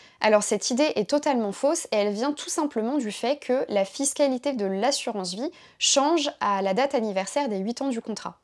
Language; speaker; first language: French; native; French